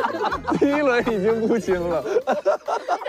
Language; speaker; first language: Chinese; native; Chinese